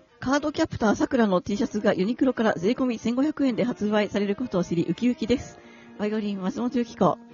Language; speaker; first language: Japanese; native; Japanese